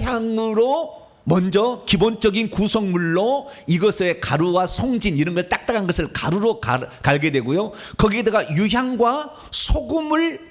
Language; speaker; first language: Korean; native; Korean